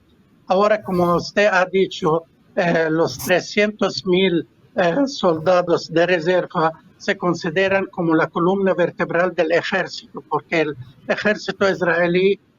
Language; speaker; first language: Spanish; non-native, fluent; Arabic